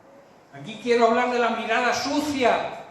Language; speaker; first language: Spanish; native; Spanish